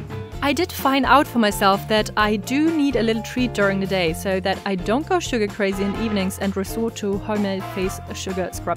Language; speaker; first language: English; non-native, fluent; German